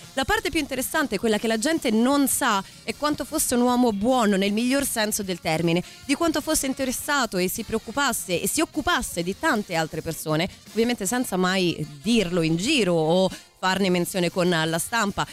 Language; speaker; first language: Italian; native; Italian